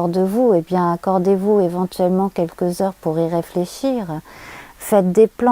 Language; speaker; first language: French; native; French